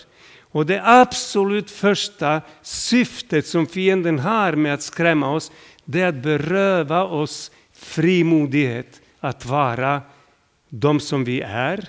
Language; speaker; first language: Swedish; non-native, fluent; Serbian